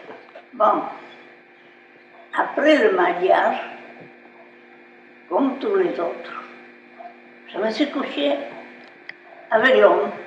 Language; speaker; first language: French; non-native, local second language; Basque